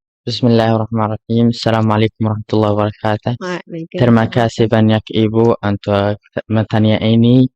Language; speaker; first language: Indonesian; non-native, learner; Arabic